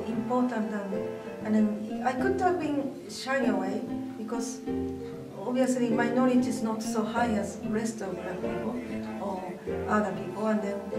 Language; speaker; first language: English; non-native, fluent; Japanese